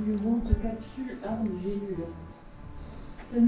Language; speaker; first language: French; native; French